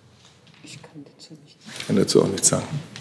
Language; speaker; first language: German; native; German